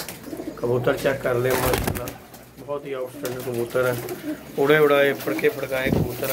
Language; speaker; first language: Hindi; non-native, local second language; Punjabi